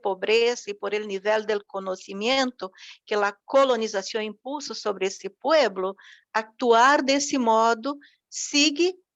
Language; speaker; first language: Spanish; non-native, fluent; Portuguese